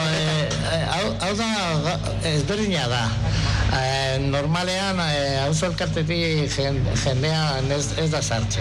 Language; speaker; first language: Basque; non-native, local second language; Spanish